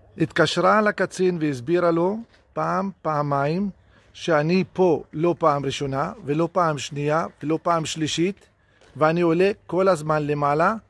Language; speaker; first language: Hebrew; non-native, local second language; Arabic